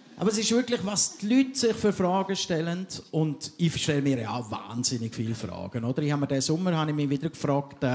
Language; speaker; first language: German; native; German